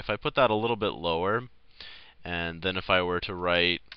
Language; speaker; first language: English; native; English